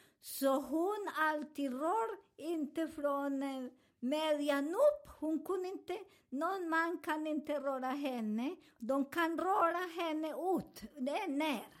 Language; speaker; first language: Swedish; non-native, fluent; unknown